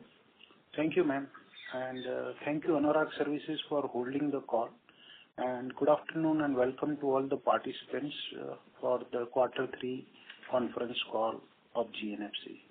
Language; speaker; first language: English; non-native, local second language; Gujarati